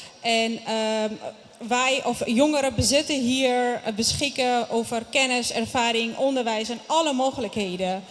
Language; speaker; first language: Dutch; non-native, fluent; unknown